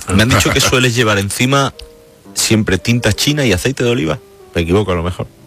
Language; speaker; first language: Spanish; native; Spanish